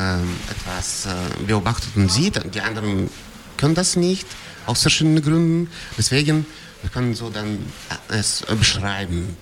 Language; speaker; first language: German; non-native, fluent; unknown